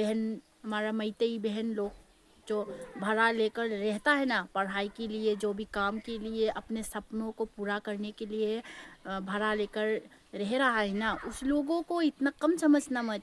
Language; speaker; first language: Hindi; non-native, local second language; Manipuri